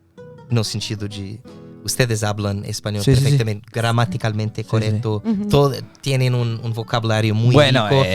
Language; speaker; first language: Spanish; non-native, fluent; English